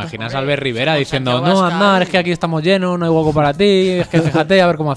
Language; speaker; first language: Spanish; native; Spanish